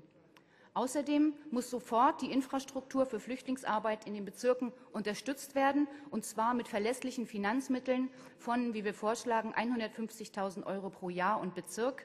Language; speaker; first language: German; native; German